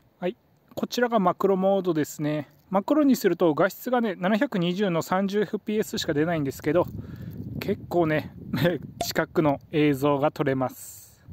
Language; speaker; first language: Japanese; native; Japanese